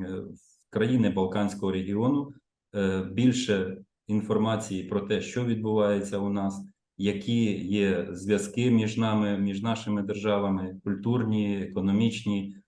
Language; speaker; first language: Ukrainian; native; Ukrainian